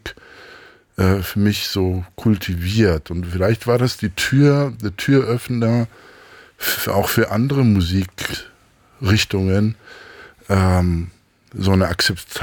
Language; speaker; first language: German; non-native, fluent; Greek